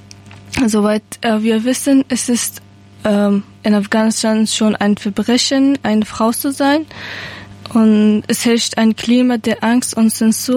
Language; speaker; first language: German; non-native, learner; Persian